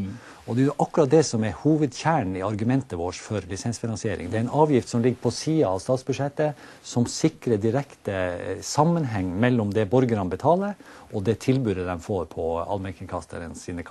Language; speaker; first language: Norwegian; native; Norwegian